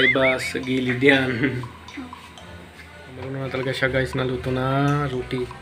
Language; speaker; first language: Filipino; non-native, learner; Punjabi